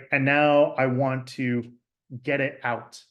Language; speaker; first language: English; native; English